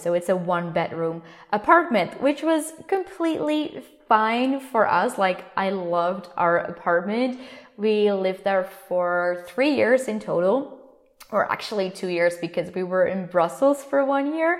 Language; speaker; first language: English; non-native, fluent; Dutch